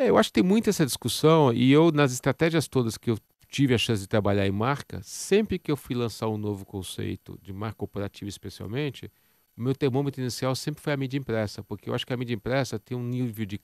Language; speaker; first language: Portuguese; native; Portuguese